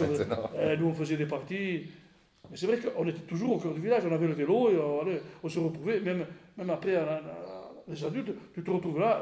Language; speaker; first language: French; native; French